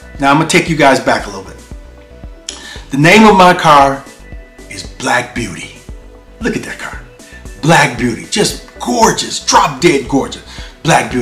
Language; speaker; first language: English; native; English